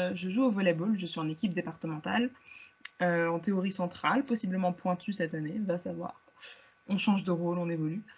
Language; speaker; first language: French; native; French